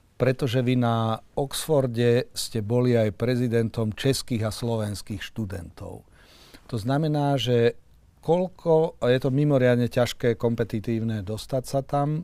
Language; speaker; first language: Slovak; native; Slovak